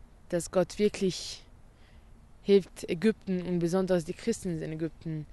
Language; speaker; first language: German; non-native, learner; Arabic